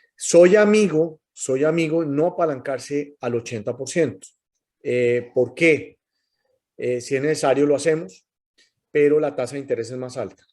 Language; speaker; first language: Spanish; native; Spanish